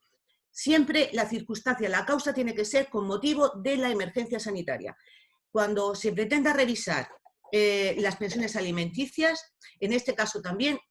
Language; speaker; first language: Spanish; native; Spanish